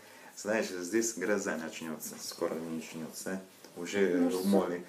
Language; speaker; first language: Russian; native; Russian